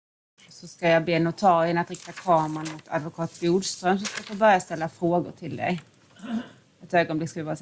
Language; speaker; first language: Swedish; native; Swedish